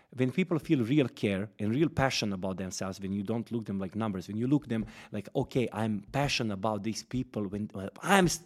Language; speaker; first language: English; non-native, fluent; Serbian